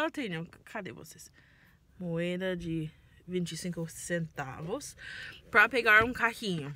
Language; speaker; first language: Portuguese; non-native, learner; English